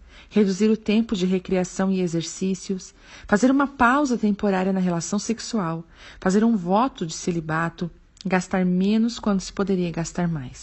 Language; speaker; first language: Portuguese; native; Portuguese